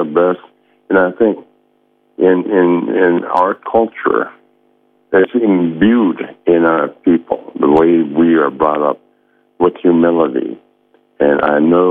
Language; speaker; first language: English; early bilingual, other home language; Samoan